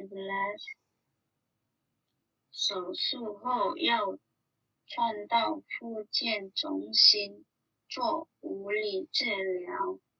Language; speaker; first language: Chinese; non-native, learner; Indonesian